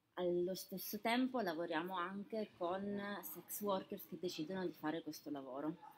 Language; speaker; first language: Italian; native; Italian